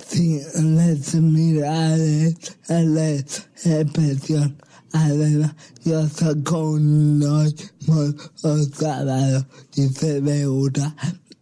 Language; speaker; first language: Catalan; non-native, local second language; Spanish